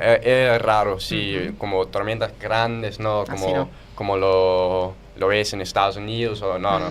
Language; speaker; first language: Spanish; non-native, fluent; Danish